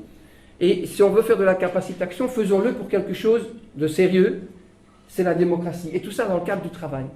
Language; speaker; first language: French; native; French